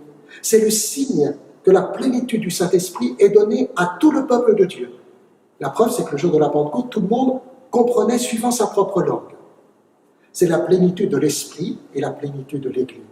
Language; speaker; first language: French; native; French